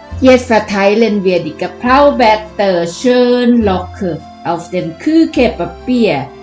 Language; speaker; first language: German; non-native, fluent; Thai